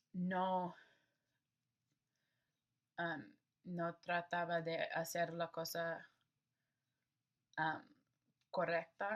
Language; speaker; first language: Spanish; non-native, learner; English